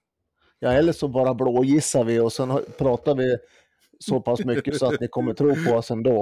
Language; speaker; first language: Swedish; native; Swedish